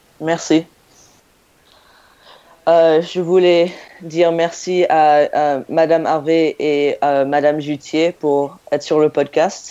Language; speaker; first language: French; non-native, learner; English